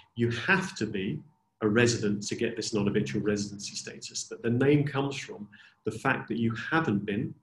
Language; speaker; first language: English; native; English